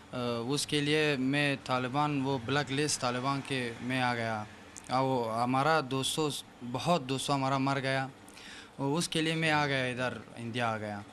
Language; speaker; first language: Hindi; non-native, learner; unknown